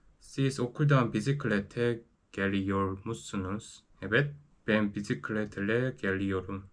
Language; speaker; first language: Turkish; non-native, learner; Korean